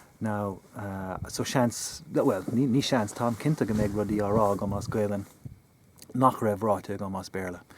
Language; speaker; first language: Irish; non-native, local second language; English